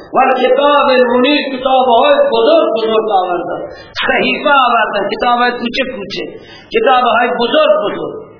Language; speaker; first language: Persian; native; Persian